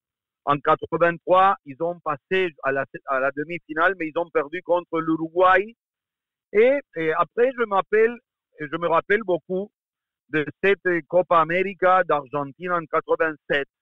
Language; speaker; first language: French; non-native, fluent; Spanish